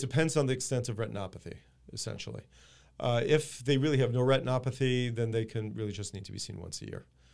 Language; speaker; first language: English; native; English